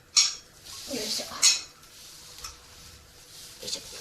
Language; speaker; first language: Japanese; native; Japanese